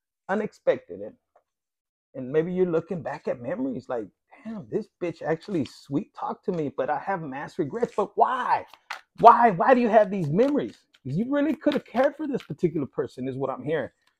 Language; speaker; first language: English; early bilingual, other home language; Spanish